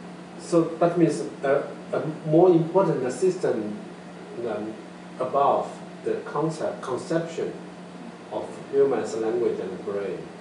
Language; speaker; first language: English; non-native, learner; Chinese